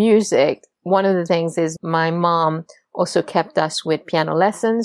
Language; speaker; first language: English; non-native, fluent; French